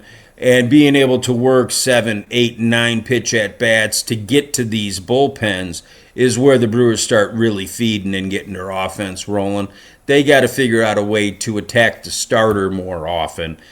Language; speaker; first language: English; native; English